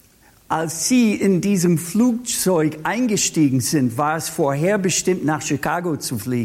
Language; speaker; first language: German; non-native, fluent; English